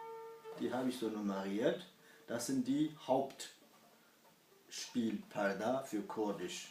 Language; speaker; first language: German; early bilingual, other home language; Kurdish